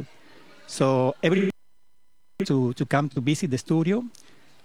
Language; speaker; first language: English; non-native, fluent; Spanish